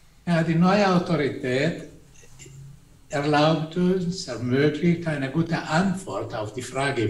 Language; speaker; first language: German; non-native, fluent; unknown